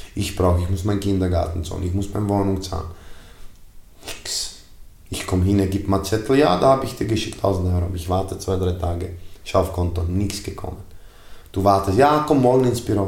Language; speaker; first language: German; non-native, fluent; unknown